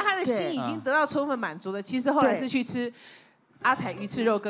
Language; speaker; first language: Chinese; native; Chinese